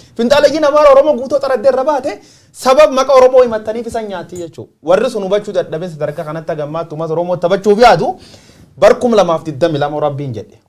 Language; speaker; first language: Oromo; native; Oromo